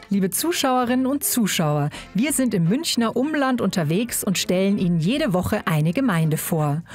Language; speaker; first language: German; native; German